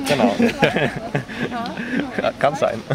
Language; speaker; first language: German; non-native, learner; Swedish